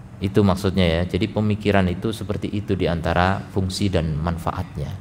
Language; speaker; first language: Indonesian; native; Indonesian